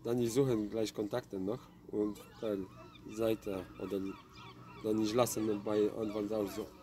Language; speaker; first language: German; non-native, learner; Polish